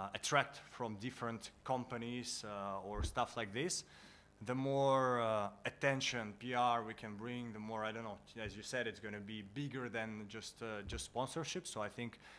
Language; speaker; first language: English; non-native, fluent; Russian